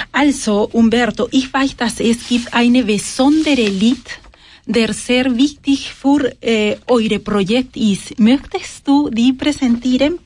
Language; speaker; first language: German; non-native, fluent; Spanish